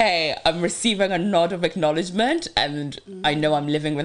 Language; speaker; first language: English; early bilingual, other home language; French